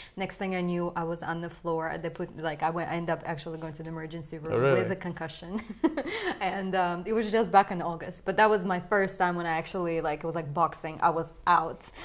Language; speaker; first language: English; early bilingual, other home language; Russian